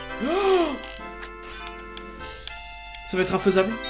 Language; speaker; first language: French; native; French